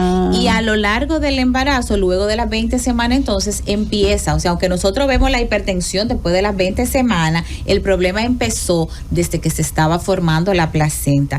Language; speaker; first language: Spanish; native; Spanish